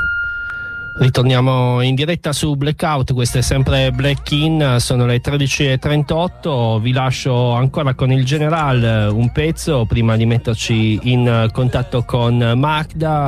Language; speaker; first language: Italian; native; Italian